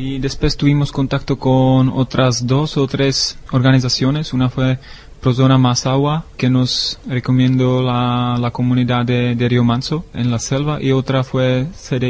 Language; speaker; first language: Spanish; non-native, learner; Czech